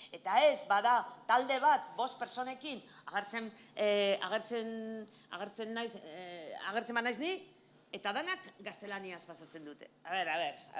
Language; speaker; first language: Basque; non-native, local second language; Spanish